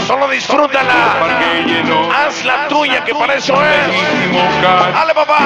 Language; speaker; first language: Spanish; native; Spanish